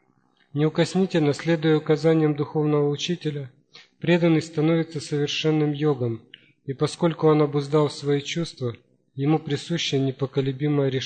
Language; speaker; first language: Russian; native; Russian